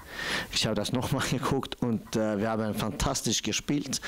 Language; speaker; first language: German; non-native, fluent; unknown